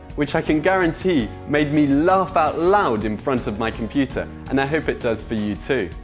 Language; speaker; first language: English; early bilingual, other home language; French